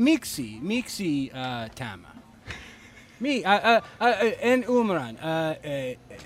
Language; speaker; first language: Finnish; non-native, learner; English